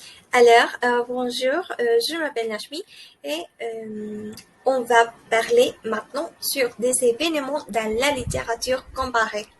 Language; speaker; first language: French; non-native, learner; Spanish